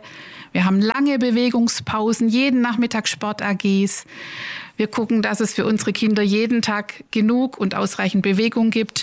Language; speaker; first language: German; native; German